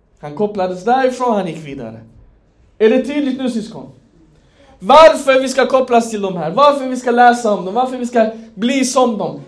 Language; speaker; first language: Swedish; non-native, fluent; Persian